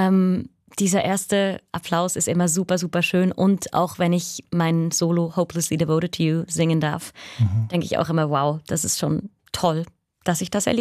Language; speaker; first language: German; native; German